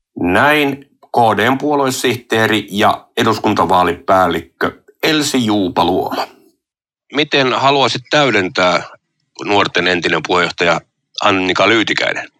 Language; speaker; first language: Finnish; native; Finnish